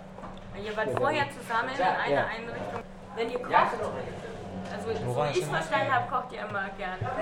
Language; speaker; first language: German; native; German